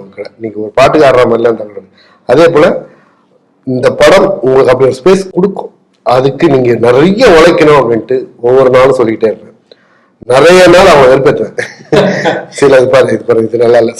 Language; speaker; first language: Tamil; native; Tamil